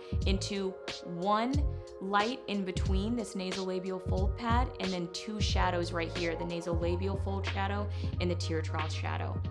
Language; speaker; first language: English; native; English